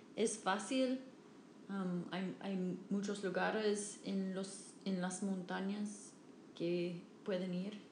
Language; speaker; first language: Spanish; non-native, learner; English